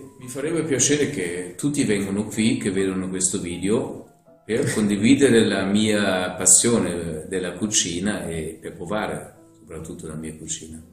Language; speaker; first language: Italian; non-native, fluent; German